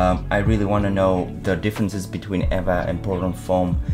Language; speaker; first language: English; non-native, fluent; Vietnamese